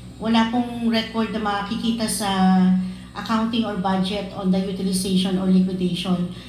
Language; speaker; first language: Filipino; native; Filipino